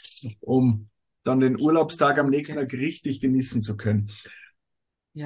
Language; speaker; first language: German; native; German